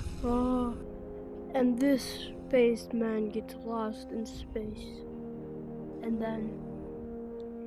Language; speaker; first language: English; native; English